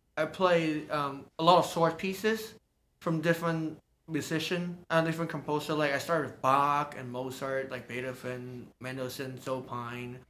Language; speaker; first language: English; non-native, local second language; Cantonese